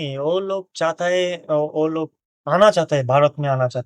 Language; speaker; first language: Hindi; non-native, learner; Bangla